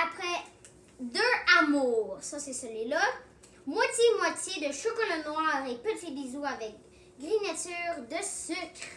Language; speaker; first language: French; non-native, local second language; English